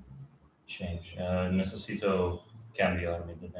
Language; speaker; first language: Spanish; non-native, learner; English